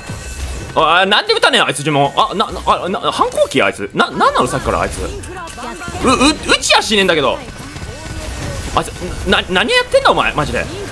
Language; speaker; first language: Japanese; native; Japanese